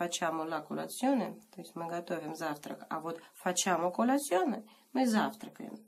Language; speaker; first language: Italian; non-native, fluent; Russian